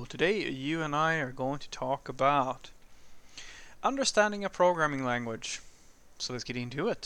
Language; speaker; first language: English; non-native, fluent; Swedish